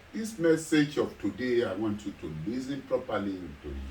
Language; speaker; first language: English; non-native, local second language; Yoruba